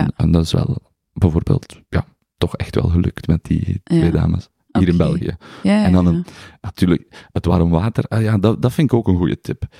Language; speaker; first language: Dutch; native; Dutch